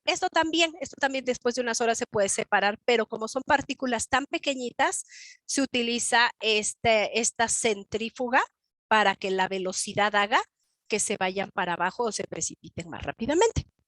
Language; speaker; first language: Spanish; native; Spanish